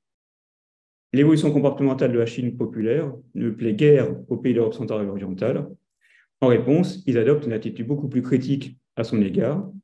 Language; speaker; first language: French; native; French